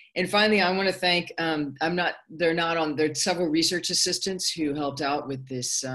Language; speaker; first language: English; native; English